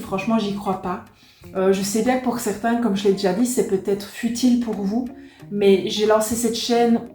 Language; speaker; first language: French; native; French